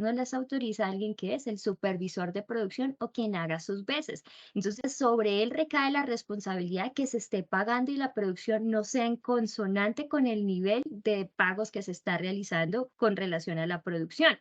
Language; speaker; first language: Spanish; native; Spanish